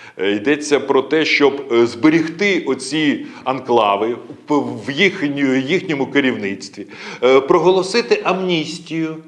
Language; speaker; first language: Ukrainian; native; Ukrainian